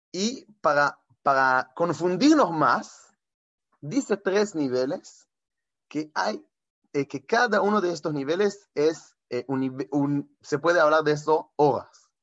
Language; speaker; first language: Spanish; non-native, fluent; Hebrew